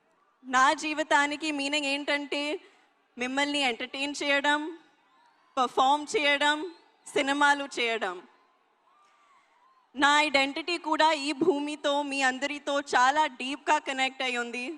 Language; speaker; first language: Telugu; non-native, learner; Hindi